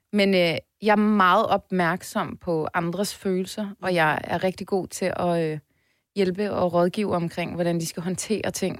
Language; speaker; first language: Danish; early bilingual, other home language; Persian